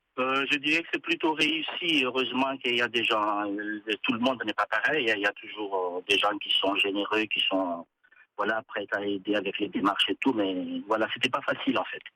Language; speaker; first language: French; non-native, local second language; Malagasy